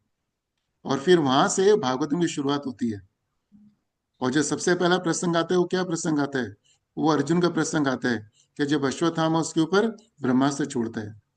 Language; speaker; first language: Hindi; native; Hindi